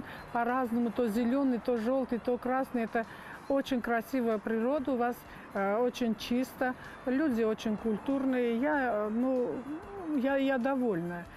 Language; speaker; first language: Russian; non-native, local second language; Armenian